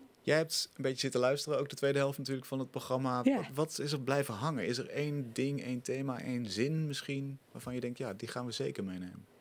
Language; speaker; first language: Dutch; native; Dutch